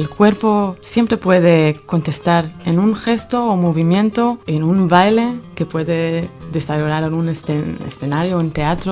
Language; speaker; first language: Spanish; non-native, fluent; Hebrew